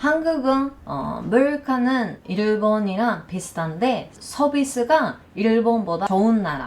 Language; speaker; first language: Korean; non-native, learner; Japanese